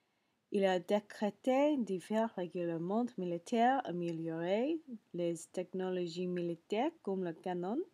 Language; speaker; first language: French; non-native, learner; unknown